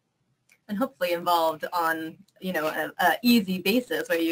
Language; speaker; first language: English; native; English